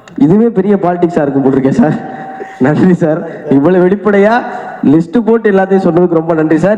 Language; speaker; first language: Tamil; native; Tamil